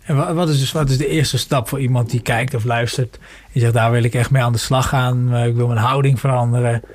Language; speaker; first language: Dutch; native; Dutch